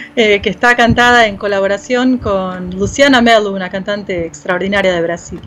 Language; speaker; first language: Spanish; early bilingual, heritage; Spanish